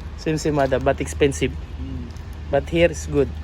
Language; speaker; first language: English; non-native, local second language; Filipino